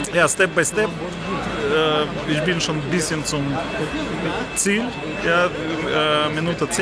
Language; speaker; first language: German; non-native, learner; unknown